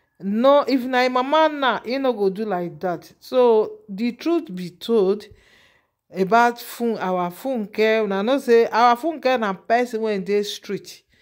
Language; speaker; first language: Nigerian Pidgin; native; Nigerian Pidgin